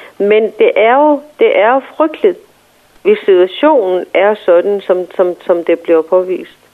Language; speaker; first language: Danish; non-native, fluent; Persian